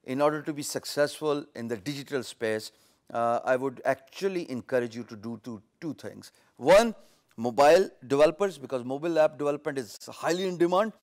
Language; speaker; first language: English; non-native, local second language; Urdu